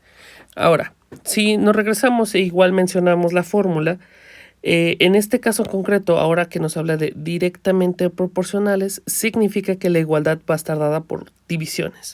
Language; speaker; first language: Spanish; native; Spanish